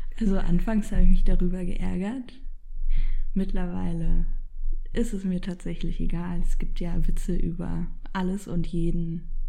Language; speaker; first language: German; early bilingual, other home language; Polish